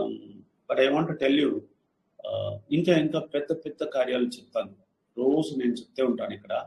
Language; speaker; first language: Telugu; non-native, learner; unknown